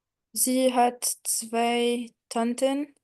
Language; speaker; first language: German; non-native, learner; French